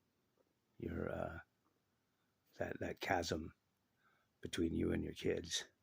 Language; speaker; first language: English; native; English